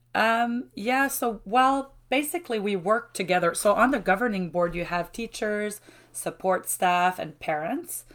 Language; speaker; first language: English; non-native, fluent; French